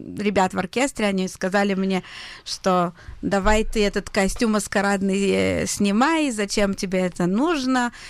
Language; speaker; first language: Russian; early bilingual, heritage; Russian